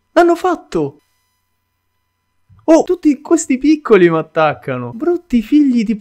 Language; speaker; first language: Italian; native; Italian